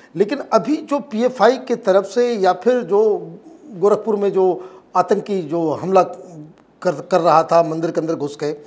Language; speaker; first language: Hindi; native; Hindi